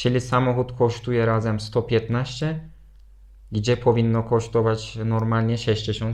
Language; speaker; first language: Polish; non-native, fluent; Turkish